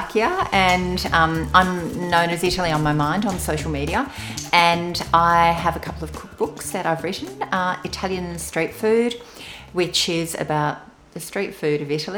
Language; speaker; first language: English; non-native, local second language; Venetian